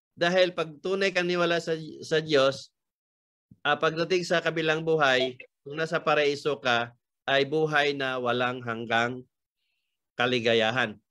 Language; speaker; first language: Filipino; native; Filipino